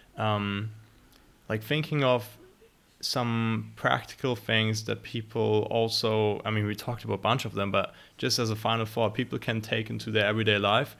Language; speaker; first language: English; non-native, fluent; German